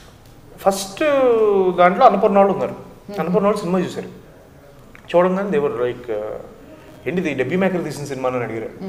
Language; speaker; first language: Telugu; native; Telugu